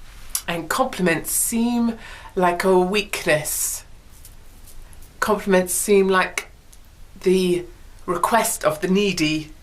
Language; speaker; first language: English; native; English